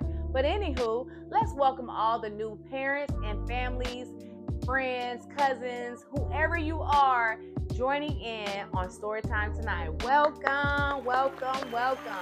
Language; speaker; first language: English; native; English